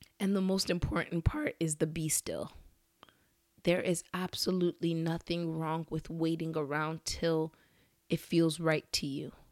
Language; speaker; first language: English; early bilingual, other home language; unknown